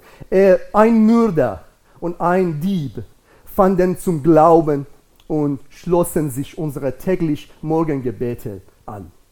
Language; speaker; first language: German; non-native, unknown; Persian